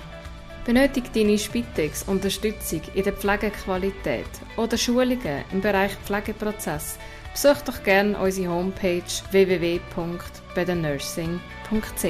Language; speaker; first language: German; native; German